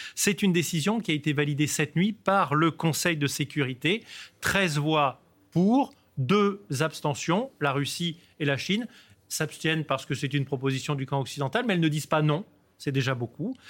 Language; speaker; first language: French; native; French